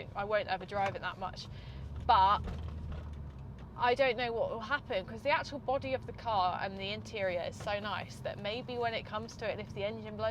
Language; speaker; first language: English; native; English